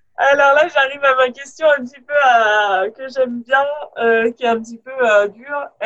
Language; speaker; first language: French; native; French